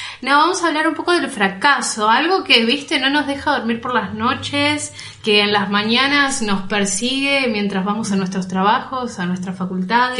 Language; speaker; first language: Spanish; native; Spanish